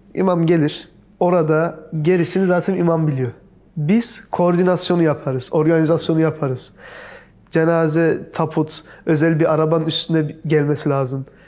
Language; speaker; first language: Turkish; early bilingual, heritage; Turkish